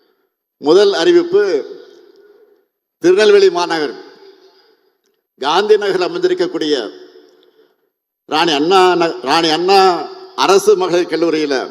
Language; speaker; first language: Tamil; native; Tamil